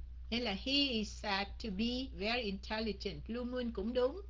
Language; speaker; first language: English; non-native, fluent; Vietnamese